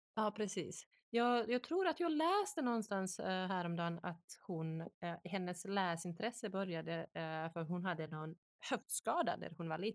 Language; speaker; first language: Swedish; early bilingual, other home language; Bosnian